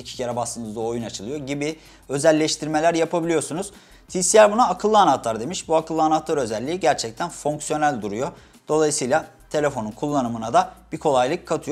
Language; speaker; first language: Turkish; native; Turkish